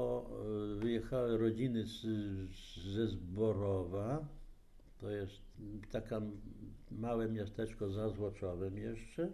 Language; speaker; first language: Polish; native; Polish